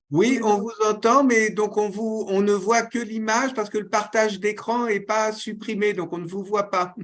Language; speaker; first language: French; native; French